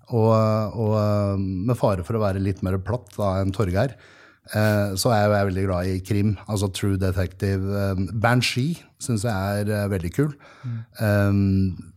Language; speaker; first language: Norwegian; native; Norwegian